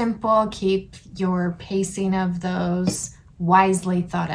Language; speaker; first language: English; native; English